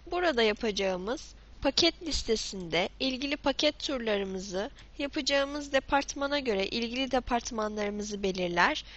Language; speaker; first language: Turkish; native; Turkish